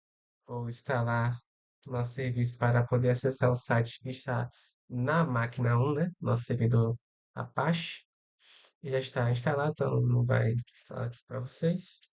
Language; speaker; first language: Portuguese; native; Portuguese